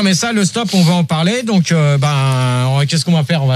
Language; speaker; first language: French; native; French